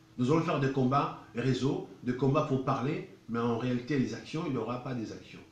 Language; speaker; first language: French; non-native, local second language; Lingala